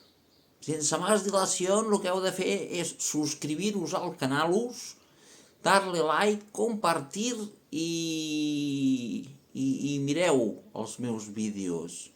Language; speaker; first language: Catalan; non-native, local second language; Spanish